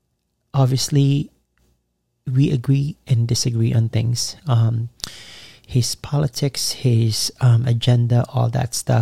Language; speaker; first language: English; non-native, local second language; Filipino